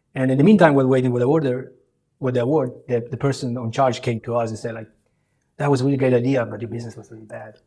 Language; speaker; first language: English; early bilingual, other home language; Albanian